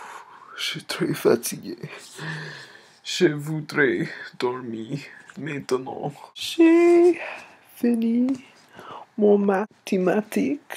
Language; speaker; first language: French; non-native, learner; English